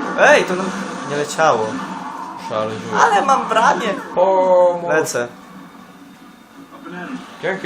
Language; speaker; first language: Polish; native; Polish